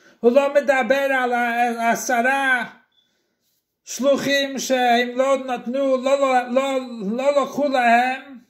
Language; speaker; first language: Hebrew; non-native, fluent; English